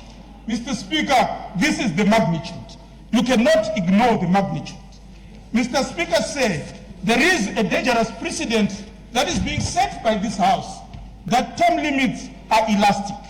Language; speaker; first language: English; non-native, local second language; Shona